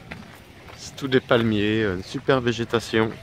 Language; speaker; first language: French; native; French